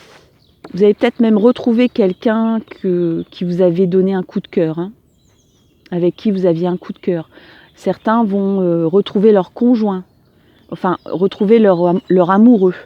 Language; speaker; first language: French; native; French